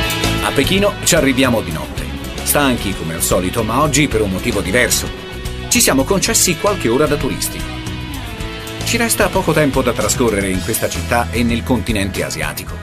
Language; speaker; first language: Italian; native; Italian